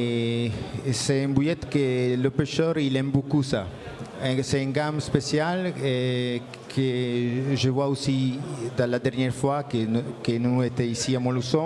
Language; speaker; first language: French; non-native, learner; Italian